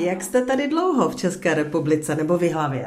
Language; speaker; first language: Czech; native; Czech